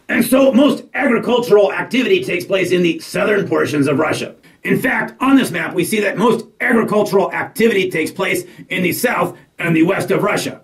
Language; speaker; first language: English; native; English